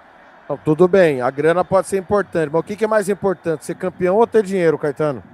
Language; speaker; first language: Portuguese; native; Portuguese